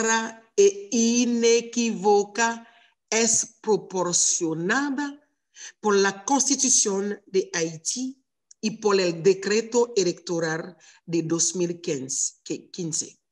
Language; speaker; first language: Spanish; non-native, learner; Haitian Creole